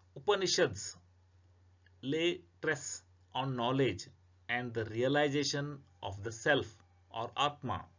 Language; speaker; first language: English; non-native, local second language; Kannada